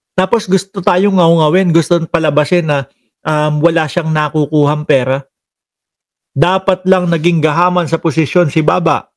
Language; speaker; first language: Filipino; non-native, local second language; Cebuano